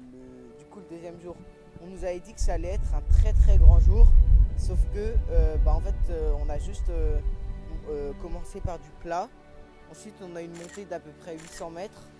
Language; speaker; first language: French; native; French